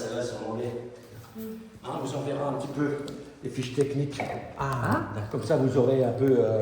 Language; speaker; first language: French; native; French